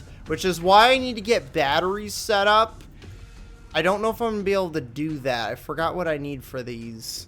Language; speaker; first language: English; native; English